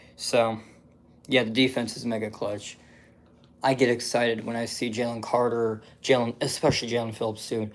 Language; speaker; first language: English; native; English